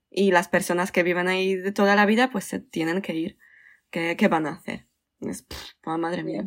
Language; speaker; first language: Spanish; non-native, fluent; Polish